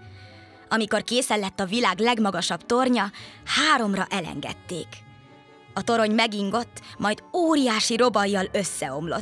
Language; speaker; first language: Hungarian; native; Hungarian